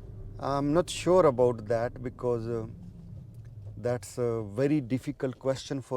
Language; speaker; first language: English; non-native, learner; Hindi